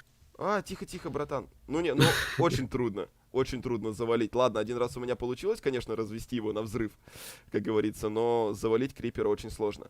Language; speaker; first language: Russian; native; Russian